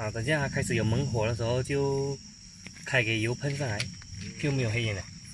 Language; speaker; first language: Chinese; native; Chinese